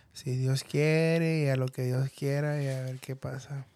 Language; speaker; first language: Spanish; native; Spanish